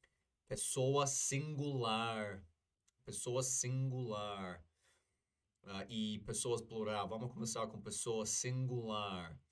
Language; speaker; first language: Portuguese; non-native, fluent; English